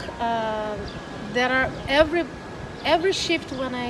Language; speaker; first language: English; non-native, learner; Portuguese